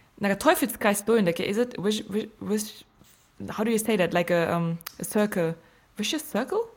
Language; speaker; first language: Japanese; early bilingual, heritage; Japanese